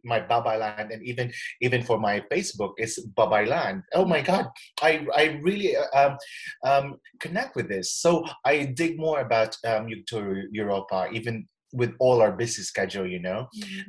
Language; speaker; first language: English; non-native, local second language; Cebuano